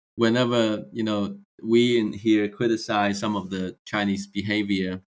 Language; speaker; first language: English; non-native, fluent; Chinese